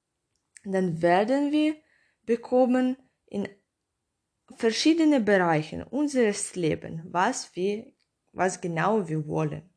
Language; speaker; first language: German; non-native, learner; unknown